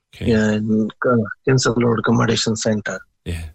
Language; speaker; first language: English; non-native, local second language; Punjabi